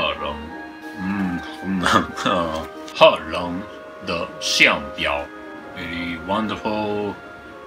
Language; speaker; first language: Chinese; non-native, learner; Japanese